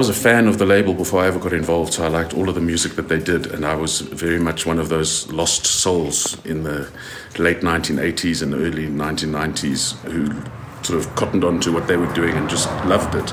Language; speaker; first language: English; native; English